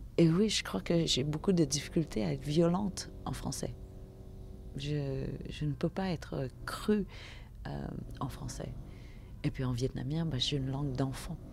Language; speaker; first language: French; early bilingual, other home language; Vietnamese